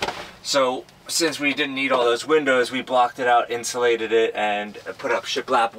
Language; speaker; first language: English; native; English